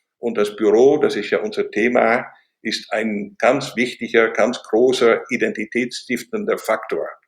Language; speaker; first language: German; non-native, fluent; Dutch